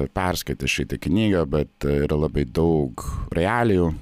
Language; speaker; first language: Lithuanian; non-native, fluent; English